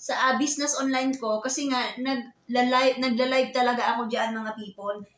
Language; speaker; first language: Filipino; native; Filipino